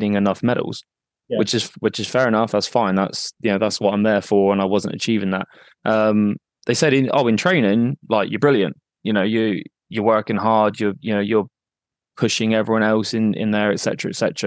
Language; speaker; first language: English; native; English